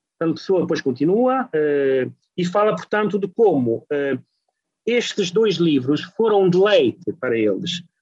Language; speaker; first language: Portuguese; non-native, fluent; Italian